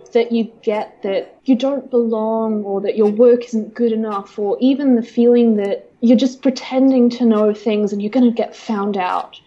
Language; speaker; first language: English; native; English